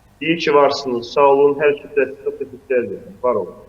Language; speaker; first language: Turkish; non-native, fluent; Azerbaijani